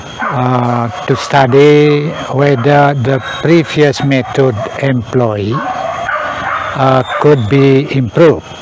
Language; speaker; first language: English; non-native, learner; Indonesian